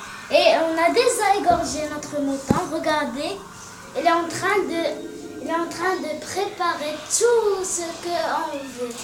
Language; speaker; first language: French; non-native, learner; Arabic